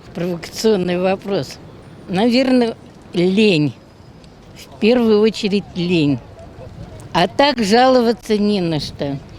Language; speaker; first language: Russian; native; Russian